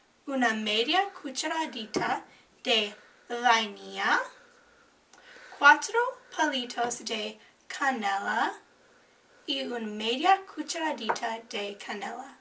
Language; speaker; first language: Spanish; non-native, learner; English